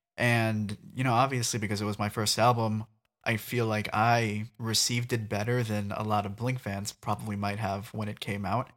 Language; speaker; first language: English; native; English